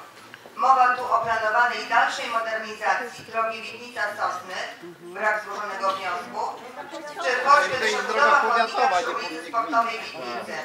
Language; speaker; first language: Polish; native; Polish